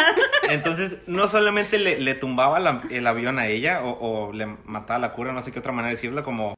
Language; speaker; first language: Spanish; native; Spanish